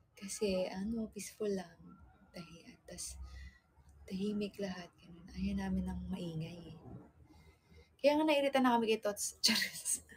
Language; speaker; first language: Filipino; native; Filipino